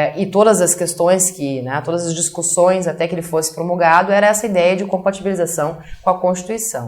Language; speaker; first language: Portuguese; native; Portuguese